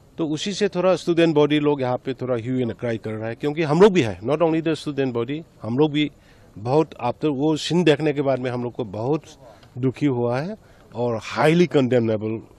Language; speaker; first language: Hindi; non-native, local second language; Manipuri